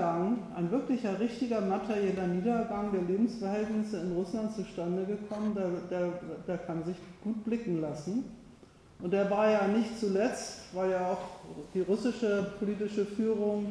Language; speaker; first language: German; native; German